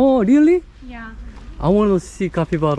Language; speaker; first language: English; non-native, learner; Korean